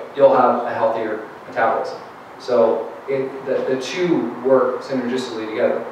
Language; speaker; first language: English; native; English